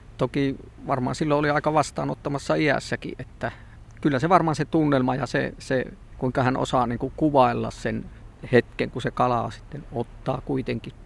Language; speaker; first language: Finnish; native; Finnish